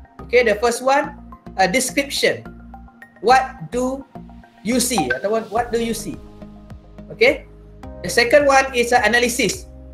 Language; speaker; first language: English; non-native, local second language; Malay